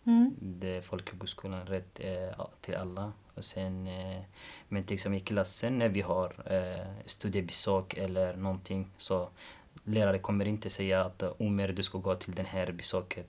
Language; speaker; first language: Swedish; non-native, learner; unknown